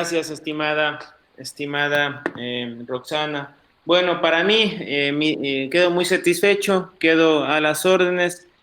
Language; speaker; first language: Spanish; native; Spanish